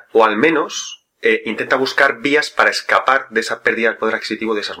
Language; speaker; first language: Spanish; native; Spanish